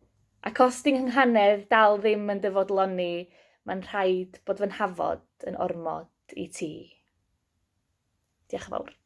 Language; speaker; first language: Welsh; native; Welsh